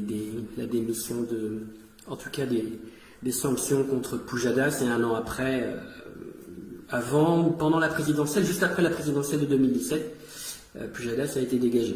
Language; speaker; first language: French; native; French